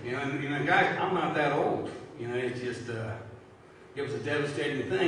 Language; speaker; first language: English; native; English